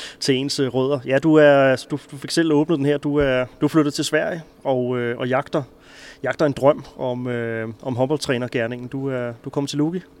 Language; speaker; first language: Danish; native; Danish